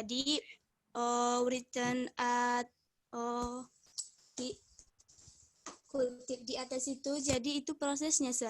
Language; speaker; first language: Indonesian; native; Indonesian